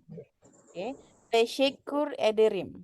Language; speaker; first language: Turkish; non-native, learner; Indonesian